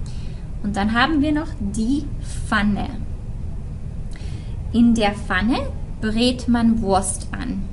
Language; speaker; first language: German; non-native, fluent; English